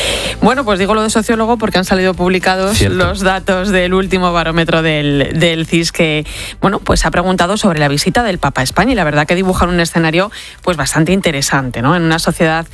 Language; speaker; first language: Spanish; native; Spanish